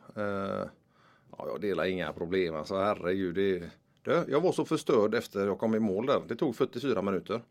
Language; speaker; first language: Swedish; native; Swedish